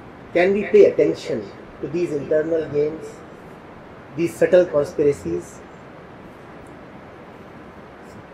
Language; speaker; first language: English; non-native, local second language; Hindi